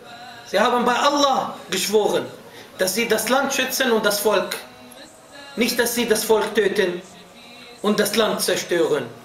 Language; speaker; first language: German; non-native, fluent; Arabic